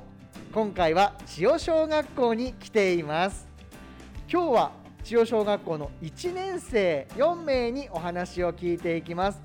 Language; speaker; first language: Japanese; native; Japanese